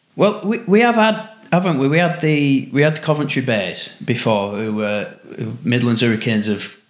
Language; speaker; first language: English; native; English